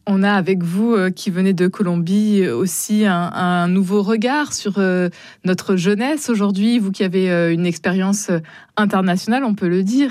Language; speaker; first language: French; native; French